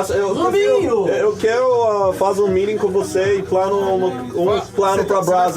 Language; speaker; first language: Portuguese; non-native, learner; English